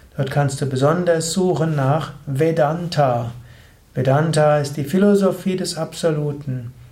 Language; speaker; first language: German; native; German